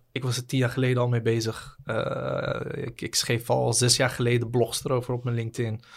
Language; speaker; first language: Dutch; native; Dutch